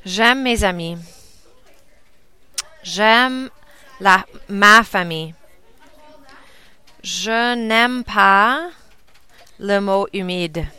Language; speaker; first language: French; non-native, learner; English